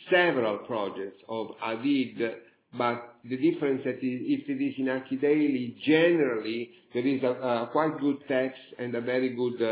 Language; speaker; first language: English; non-native, fluent; Italian